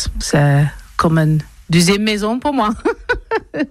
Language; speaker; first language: French; non-native, learner; English